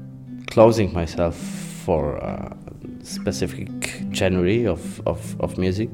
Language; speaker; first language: English; non-native, fluent; Polish